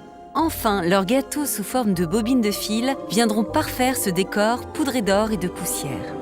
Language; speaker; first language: French; native; French